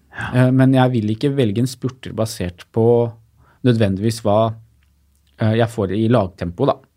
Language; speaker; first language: Norwegian; native; Norwegian